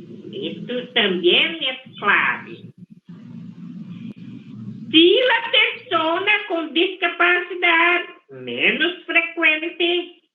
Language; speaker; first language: Spanish; non-native, fluent; Portuguese